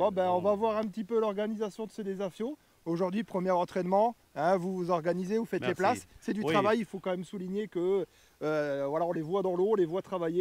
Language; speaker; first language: French; native; French